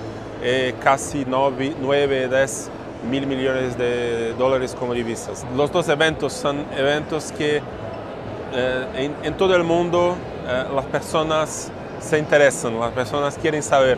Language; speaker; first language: Spanish; non-native, fluent; Portuguese